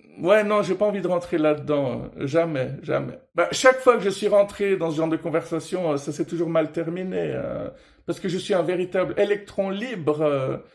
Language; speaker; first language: French; early bilingual, other home language; Persian